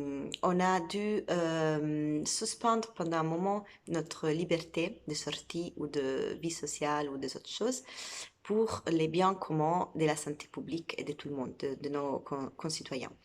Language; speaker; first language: French; non-native, fluent; Italian